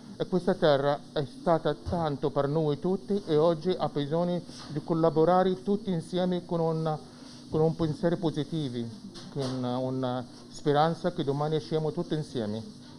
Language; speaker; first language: Italian; non-native, fluent; Arabic